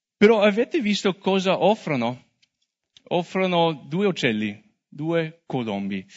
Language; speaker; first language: Italian; non-native, fluent; English